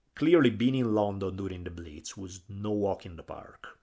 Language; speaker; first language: English; non-native, fluent; Italian